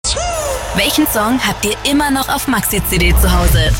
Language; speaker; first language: German; native; German